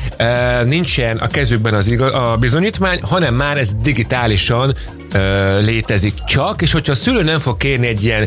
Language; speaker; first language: Hungarian; native; Hungarian